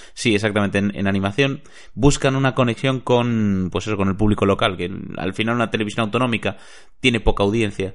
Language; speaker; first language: Spanish; native; Spanish